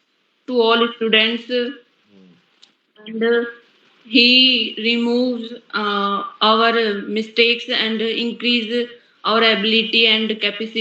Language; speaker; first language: English; non-native, learner; Hindi